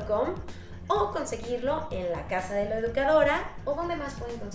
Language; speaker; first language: Spanish; native; Spanish